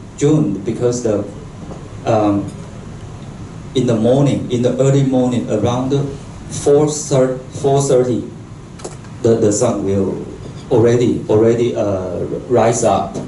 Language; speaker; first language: English; non-native, local second language; Chinese